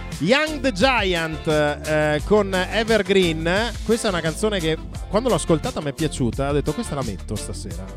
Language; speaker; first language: Italian; native; Italian